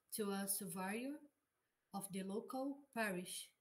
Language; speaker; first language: English; non-native, learner; Portuguese